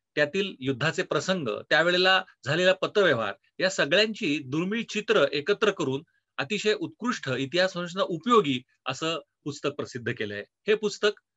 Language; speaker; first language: Marathi; native; Marathi